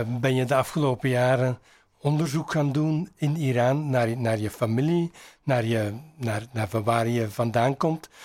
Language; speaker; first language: Dutch; native; Dutch